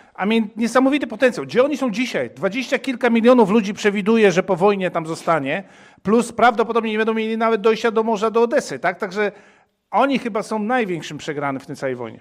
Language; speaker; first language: Polish; early bilingual, heritage; Polish